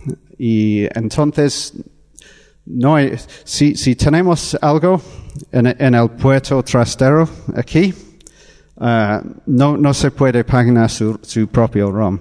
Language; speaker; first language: Spanish; non-native, fluent; English